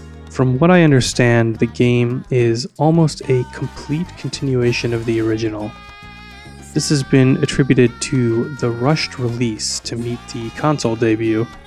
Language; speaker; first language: English; native; English